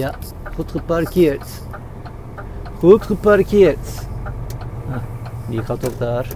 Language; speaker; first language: Dutch; non-native, fluent; Turkish